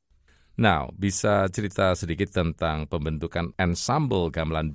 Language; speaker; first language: Indonesian; native; Indonesian